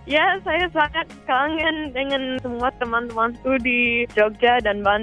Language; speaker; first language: Indonesian; non-native, fluent; English